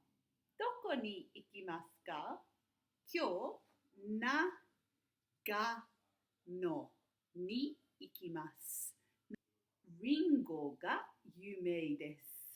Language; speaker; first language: Japanese; non-native, fluent; English